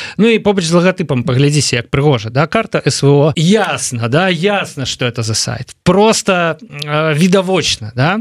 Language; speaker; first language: Belarusian; non-native, local second language; Russian